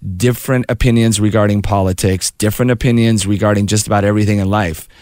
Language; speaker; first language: English; early bilingual, other home language; Persian